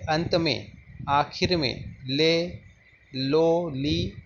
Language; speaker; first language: Hindi; non-native, local second language; Marathi